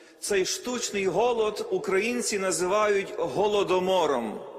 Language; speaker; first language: Czech; non-native, learner; Ukrainian